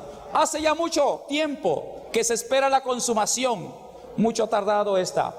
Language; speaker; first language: Spanish; native; Spanish